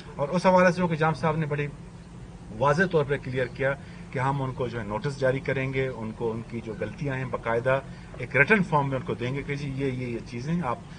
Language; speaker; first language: Urdu; non-native, local second language; Baluchi